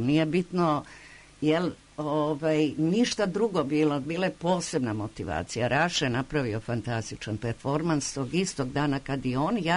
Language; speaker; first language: Croatian; native; Croatian